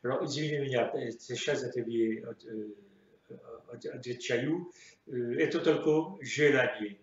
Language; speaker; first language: Russian; non-native, fluent; French